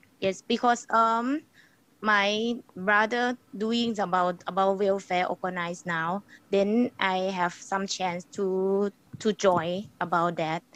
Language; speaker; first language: English; non-native, learner; Thai